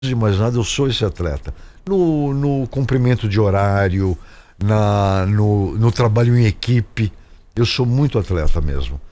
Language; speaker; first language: Portuguese; native; Portuguese